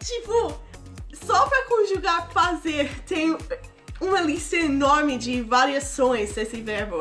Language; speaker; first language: Portuguese; non-native, fluent; English